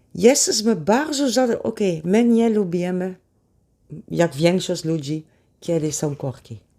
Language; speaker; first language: Polish; non-native, learner; Dutch